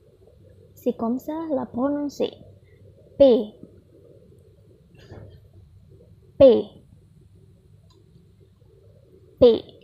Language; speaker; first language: French; non-native, learner; Indonesian